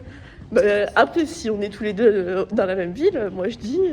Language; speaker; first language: French; native; French